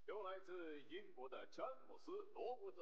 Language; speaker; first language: Chinese; native; Chinese